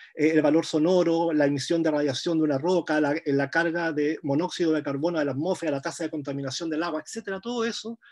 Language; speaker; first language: Spanish; native; Spanish